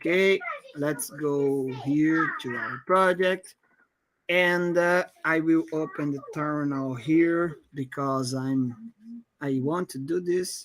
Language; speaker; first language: English; non-native, fluent; Portuguese